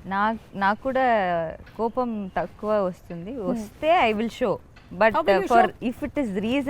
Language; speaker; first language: Telugu; non-native, learner; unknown